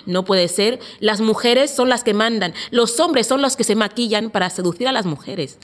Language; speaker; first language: Spanish; non-native, local second language; Fang